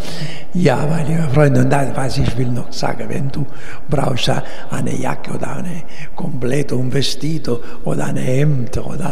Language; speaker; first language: German; non-native, fluent; Italian